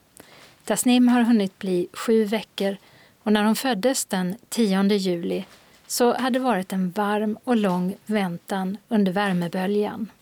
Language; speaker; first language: Swedish; native; Swedish